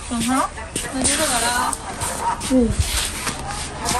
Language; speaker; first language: Chinese; native; Chinese